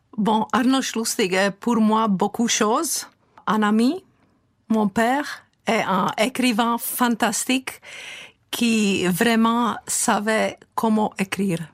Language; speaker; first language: French; non-native, fluent; Czech